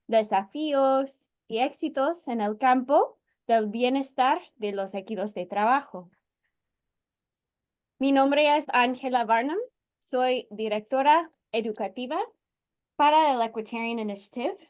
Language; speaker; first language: Spanish; non-native, fluent; English